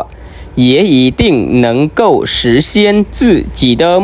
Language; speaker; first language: Chinese; non-native, fluent; Khmer